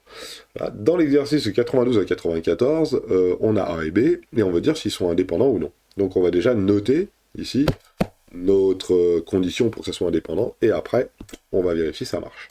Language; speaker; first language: French; native; French